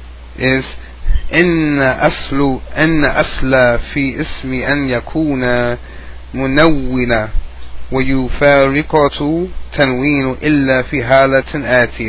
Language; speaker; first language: Arabic; non-native, fluent; English